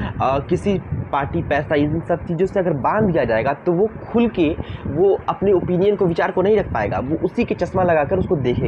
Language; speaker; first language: Hindi; native; Hindi